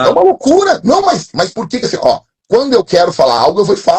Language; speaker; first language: Portuguese; native; Portuguese